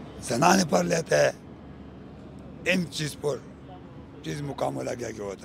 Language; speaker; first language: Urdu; non-native, local second language; Pashto